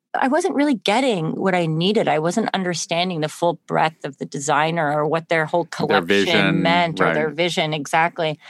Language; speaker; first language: English; native; English